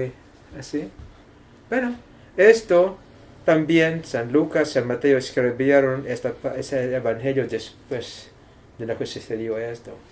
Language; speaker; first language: Spanish; non-native, learner; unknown